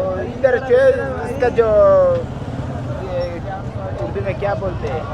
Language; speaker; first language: Hindi; non-native, learner; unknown